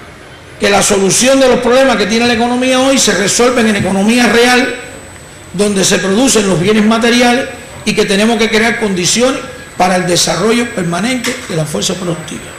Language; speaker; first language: Spanish; native; Spanish